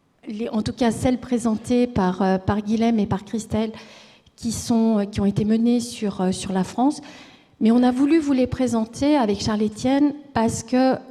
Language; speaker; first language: French; native; French